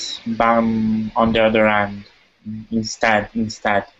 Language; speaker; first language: English; non-native, fluent; Italian